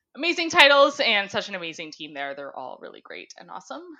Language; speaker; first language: English; native; English